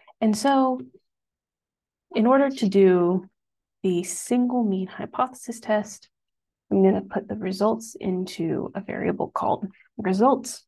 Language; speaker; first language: English; native; English